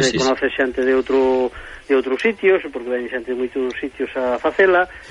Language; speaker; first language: Galician; native; Galician